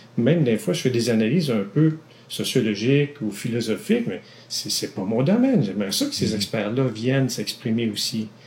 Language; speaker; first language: French; native; French